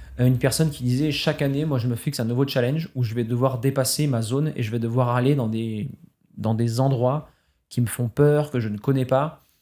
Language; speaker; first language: French; native; French